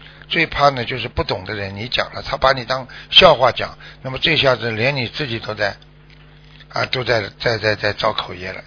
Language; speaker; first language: Chinese; native; Chinese